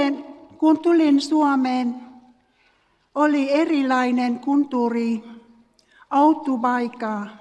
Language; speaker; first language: Finnish; non-native, learner; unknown